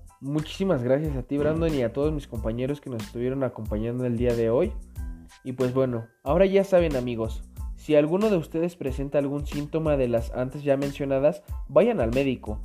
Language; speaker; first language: Spanish; native; Spanish